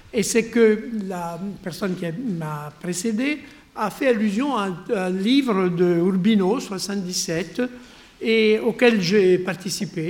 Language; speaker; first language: French; non-native, fluent; Italian